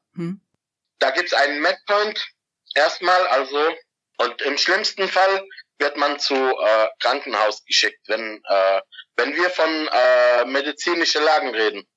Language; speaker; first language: German; non-native, fluent; Arabic